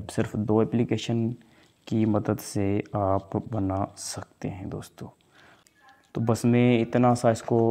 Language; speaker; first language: Urdu; non-native, local second language; Sindhi